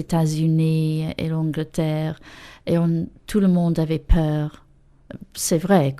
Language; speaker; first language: French; non-native, fluent; English